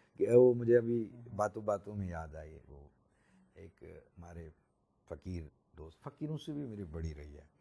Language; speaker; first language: Urdu; non-native, local second language; Sindhi